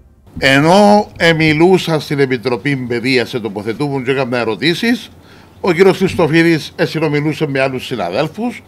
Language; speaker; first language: Greek; native; Greek